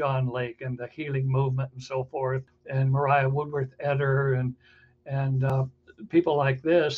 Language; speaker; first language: English; native; English